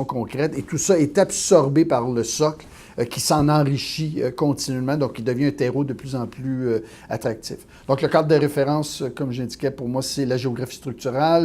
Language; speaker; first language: French; native; French